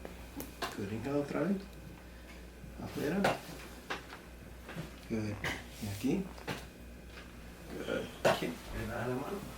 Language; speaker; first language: Spanish; early bilingual, heritage; English